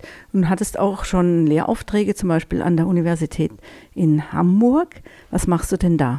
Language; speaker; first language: German; native; German